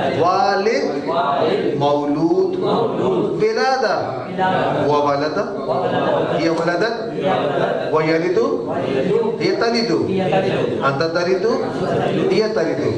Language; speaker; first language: Arabic; non-native, fluent; Hindi